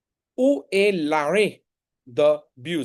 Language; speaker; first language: French; non-native, fluent; Hindi